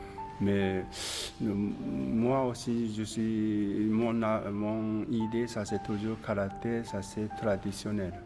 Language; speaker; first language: French; non-native, learner; Japanese